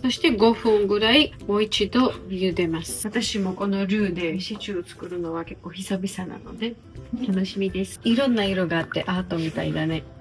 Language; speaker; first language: Japanese; non-native, learner; Georgian